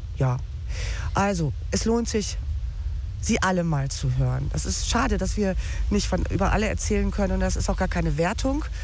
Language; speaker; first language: German; native; German